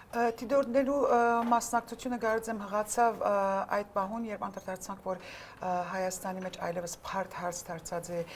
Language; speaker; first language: Armenian; early bilingual, heritage; Armenian